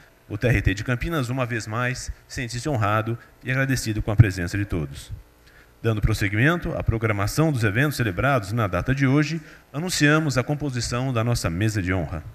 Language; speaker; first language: Portuguese; native; Portuguese